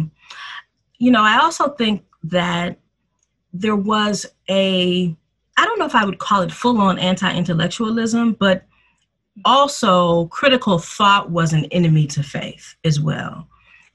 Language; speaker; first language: English; native; English